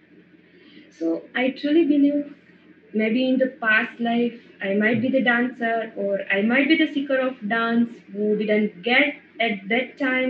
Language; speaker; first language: English; non-native, local second language; Gujarati